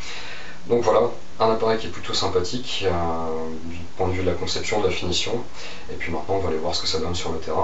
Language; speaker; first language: French; native; French